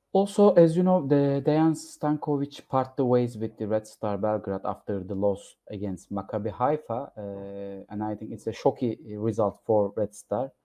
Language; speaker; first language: English; non-native, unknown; Turkish